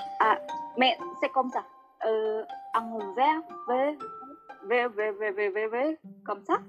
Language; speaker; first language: French; non-native, learner; Indonesian